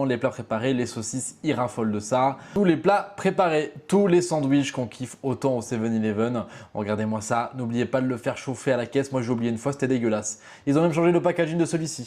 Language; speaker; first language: French; native; French